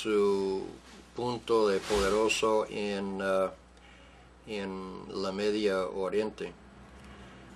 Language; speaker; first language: Spanish; non-native, fluent; English